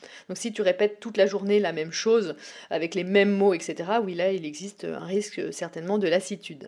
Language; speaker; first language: French; native; French